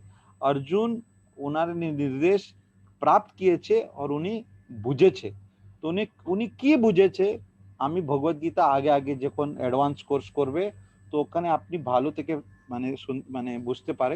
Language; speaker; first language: Bangla; non-native, learner; Hindi